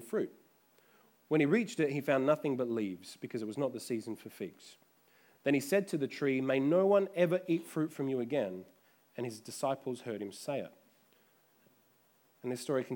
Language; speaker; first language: English; native; English